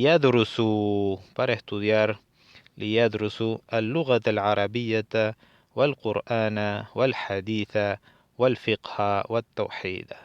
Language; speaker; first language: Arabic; non-native, fluent; Spanish